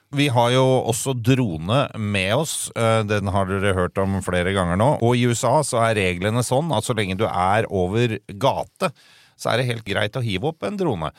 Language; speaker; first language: Norwegian; native; Norwegian